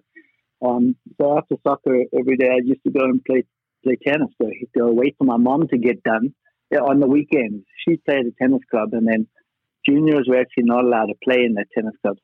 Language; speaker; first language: English; native; English